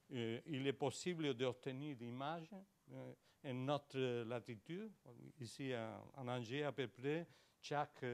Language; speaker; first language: French; non-native, learner; Spanish